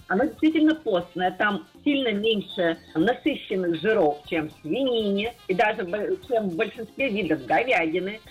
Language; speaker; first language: Russian; native; Russian